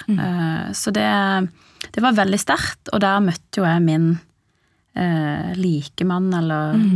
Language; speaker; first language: Norwegian; early bilingual, other home language; Persian